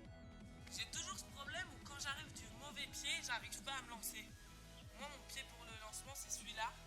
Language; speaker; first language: French; native; French